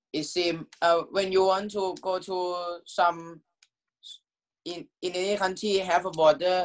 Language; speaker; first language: English; non-native, learner; Thai